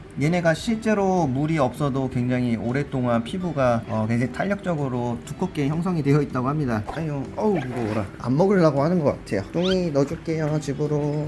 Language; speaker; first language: Korean; native; Korean